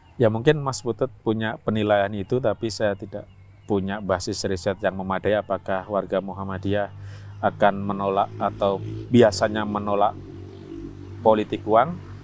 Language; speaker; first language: Indonesian; non-native, local second language; Javanese